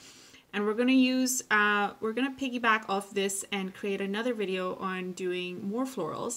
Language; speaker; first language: English; native; English